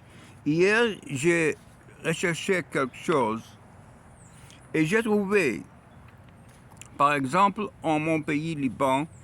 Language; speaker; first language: French; non-native, learner; Arabic